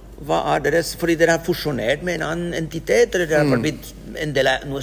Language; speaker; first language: Norwegian; non-native, fluent; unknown